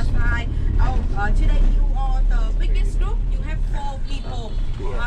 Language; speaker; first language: English; non-native, learner; Vietnamese